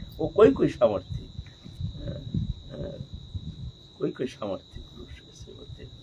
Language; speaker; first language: Hindi; non-native, local second language; Bangla